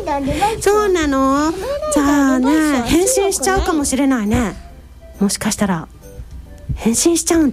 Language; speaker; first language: Japanese; native; Japanese